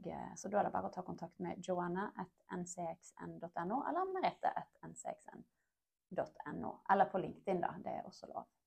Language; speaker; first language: Norwegian; native; Norwegian